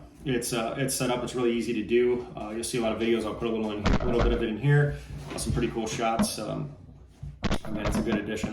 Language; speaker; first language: English; native; English